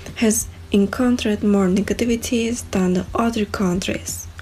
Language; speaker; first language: English; non-native, learner; Turkish